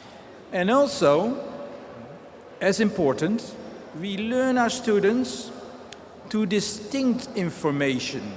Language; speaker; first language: English; non-native, fluent; Dutch